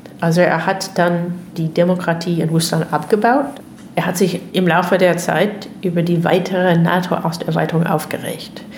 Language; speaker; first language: German; non-native, fluent; English